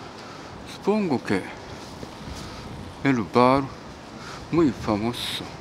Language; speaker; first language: Spanish; non-native, learner; Japanese